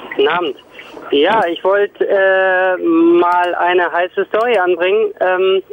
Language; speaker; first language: German; non-native, fluent; Spanish